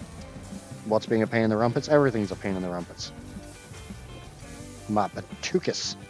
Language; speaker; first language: English; native; English